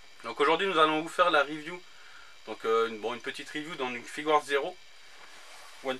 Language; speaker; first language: French; native; French